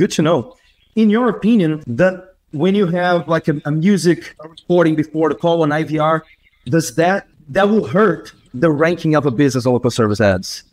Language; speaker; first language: English; non-native, fluent; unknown